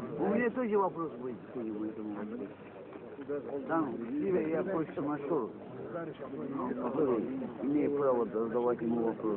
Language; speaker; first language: Russian; non-native, local second language; Azerbaijani